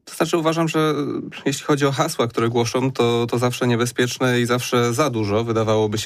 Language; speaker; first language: Polish; native; Polish